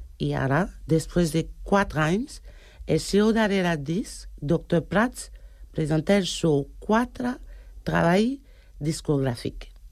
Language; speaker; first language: Catalan; non-native, learner; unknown